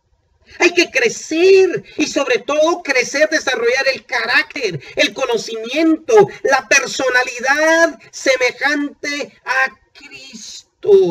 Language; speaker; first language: Spanish; native; Spanish